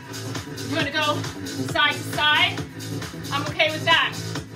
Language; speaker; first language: English; native; English